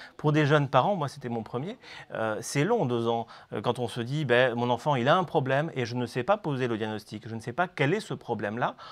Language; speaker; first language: French; native; French